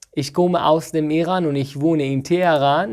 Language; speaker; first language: German; non-native, fluent; Persian